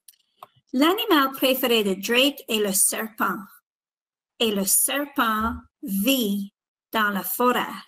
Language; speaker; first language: French; non-native, fluent; English